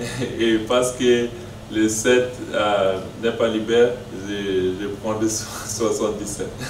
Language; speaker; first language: French; non-native, learner; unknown